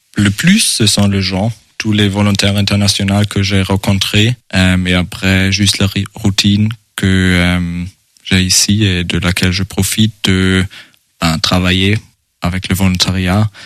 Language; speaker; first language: French; non-native, fluent; German